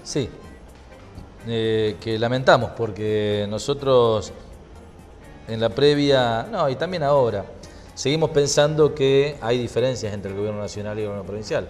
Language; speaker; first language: Spanish; native; Spanish